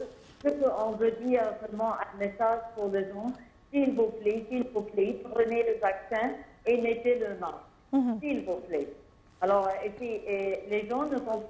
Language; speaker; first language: French; non-native, fluent; Arabic